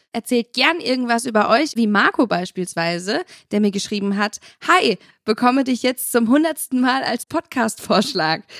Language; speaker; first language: German; early bilingual, other home language; Arabic